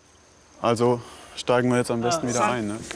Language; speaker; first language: German; native; German